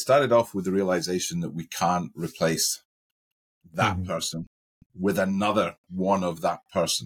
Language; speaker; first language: English; native; English